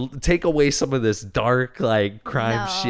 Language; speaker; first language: English; native; English